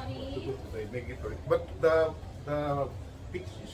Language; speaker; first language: English; non-native, learner; Filipino